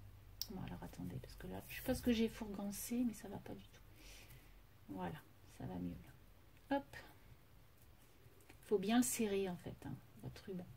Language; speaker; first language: French; native; French